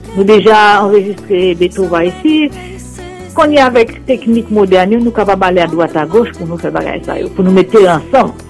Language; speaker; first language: French; non-native, local second language; Haitian Creole